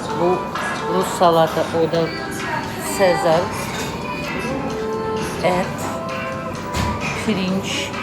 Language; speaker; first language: Turkish; non-native, learner; Russian